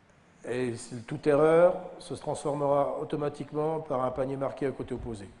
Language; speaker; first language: French; native; French